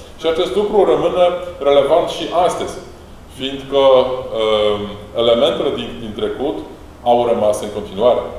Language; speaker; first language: Romanian; non-native, fluent; Polish